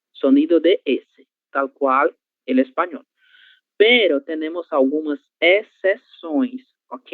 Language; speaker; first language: Spanish; non-native, learner; Portuguese